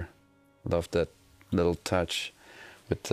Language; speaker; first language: English; non-native, fluent; Dutch